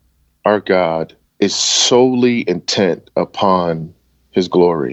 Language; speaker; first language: English; native; English